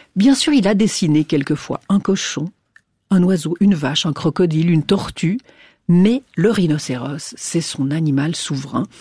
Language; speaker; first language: French; native; French